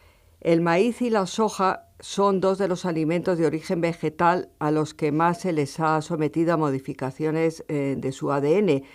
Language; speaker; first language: Spanish; native; Spanish